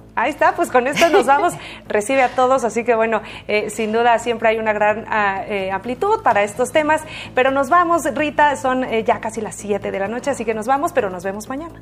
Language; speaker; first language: Spanish; native; Spanish